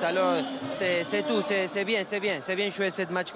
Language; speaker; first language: French; non-native, learner; Spanish